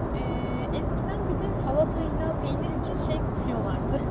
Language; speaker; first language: Turkish; native; Turkish